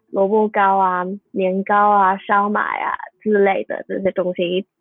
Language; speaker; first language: Chinese; non-native, fluent; Cantonese